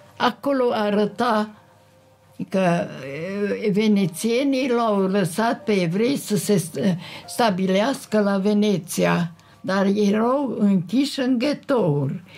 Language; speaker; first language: Romanian; non-native, local second language; Hungarian